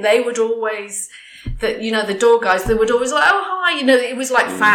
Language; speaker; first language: English; native; English